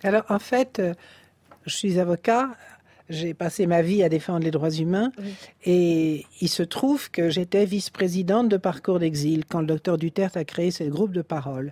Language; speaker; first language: French; native; French